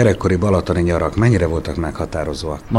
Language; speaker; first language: Hungarian; native; Hungarian